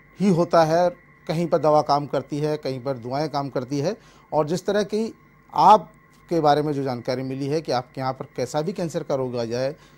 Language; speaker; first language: Hindi; native; Hindi